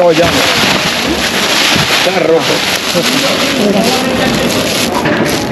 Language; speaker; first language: Spanish; native; Spanish